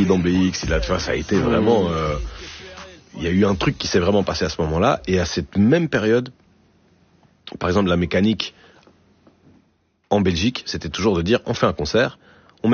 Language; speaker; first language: French; native; French